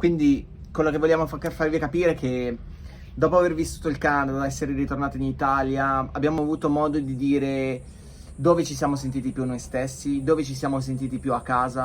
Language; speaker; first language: Italian; native; Italian